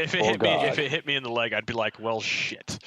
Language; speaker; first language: English; native; English